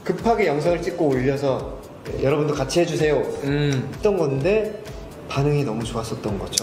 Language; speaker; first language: Korean; native; Korean